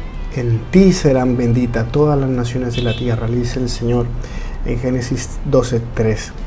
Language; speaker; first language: Spanish; native; Spanish